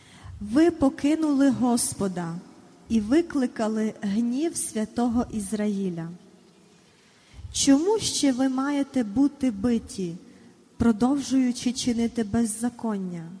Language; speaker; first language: Ukrainian; native; Ukrainian